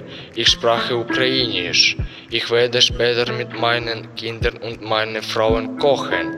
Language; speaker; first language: German; non-native, learner; Ukrainian